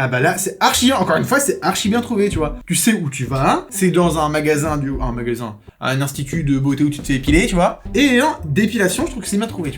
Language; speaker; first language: French; native; French